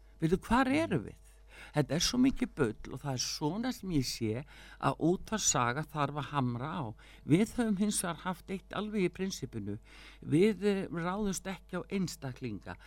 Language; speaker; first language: Icelandic; early bilingual, heritage; Icelandic